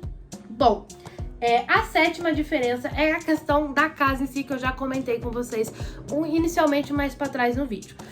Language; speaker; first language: Portuguese; native; Portuguese